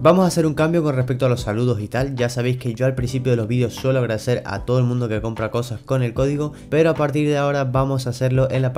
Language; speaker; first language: Spanish; native; Spanish